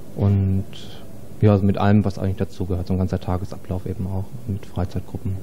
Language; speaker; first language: German; native; German